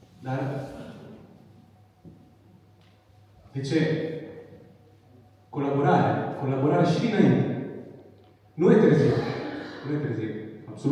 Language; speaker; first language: Romanian; non-native, learner; Italian